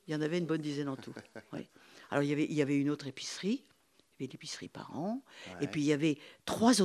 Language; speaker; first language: French; native; French